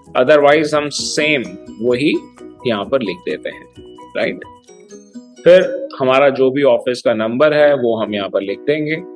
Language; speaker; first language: Hindi; native; Hindi